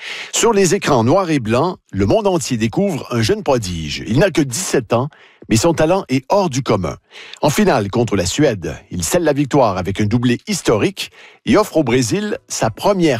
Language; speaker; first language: French; native; French